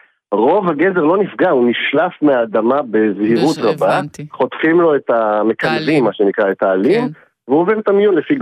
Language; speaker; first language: Hebrew; native; Hebrew